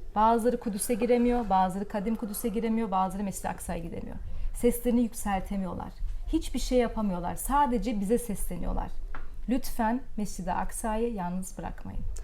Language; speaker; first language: Turkish; early bilingual, heritage; Turkish